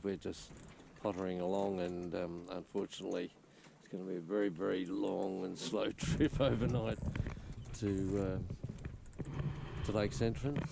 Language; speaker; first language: English; native; English